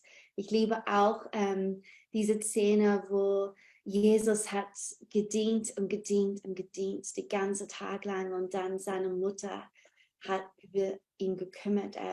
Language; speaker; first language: German; non-native, fluent; English